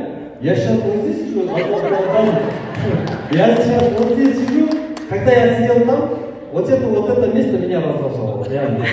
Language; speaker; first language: Russian; non-native, local second language; Kyrgyz